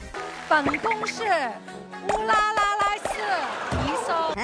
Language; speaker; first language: Chinese; non-native, local second language; Cantonese